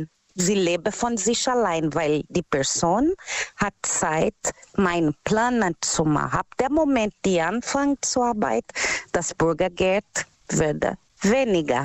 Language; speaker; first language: German; non-native, learner; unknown